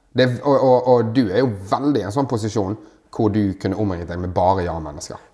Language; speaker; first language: Norwegian; native; Norwegian